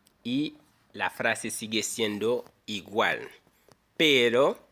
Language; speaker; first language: Spanish; non-native, fluent; Haitian Creole